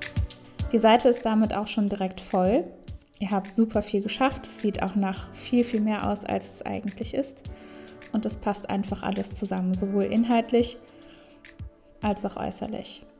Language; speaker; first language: German; native; German